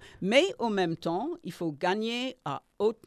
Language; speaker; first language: French; non-native, learner; English